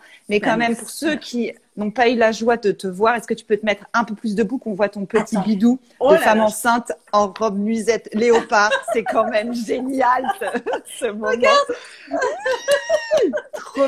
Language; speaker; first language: French; native; French